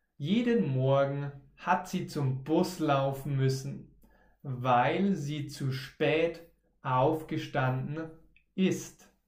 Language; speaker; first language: German; native; German